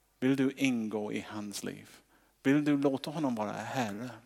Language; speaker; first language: Swedish; non-native, fluent; English